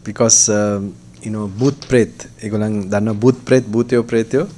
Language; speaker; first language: English; non-native, local second language; Sinhala